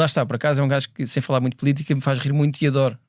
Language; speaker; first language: Portuguese; native; Portuguese